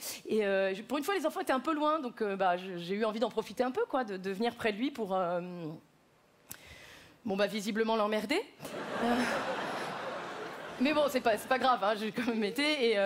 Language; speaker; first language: French; native; French